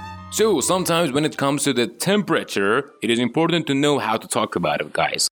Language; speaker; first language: English; non-native, fluent; Persian